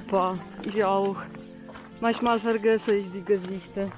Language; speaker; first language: German; non-native, learner; Polish